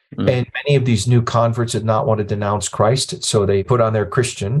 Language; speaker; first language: English; early bilingual, other home language; Arabic